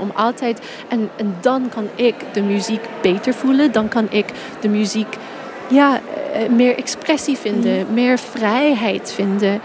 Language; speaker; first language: Dutch; non-native, fluent; English